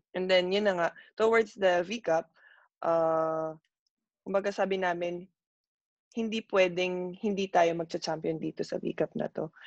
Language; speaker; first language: Filipino; native; Filipino